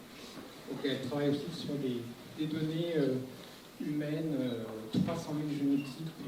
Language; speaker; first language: French; native; French